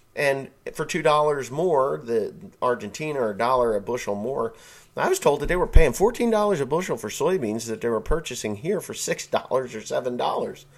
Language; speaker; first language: English; native; English